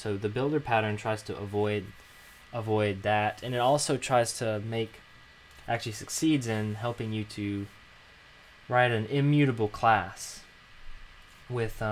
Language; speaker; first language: English; native; English